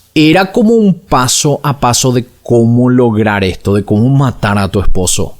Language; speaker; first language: Spanish; native; Spanish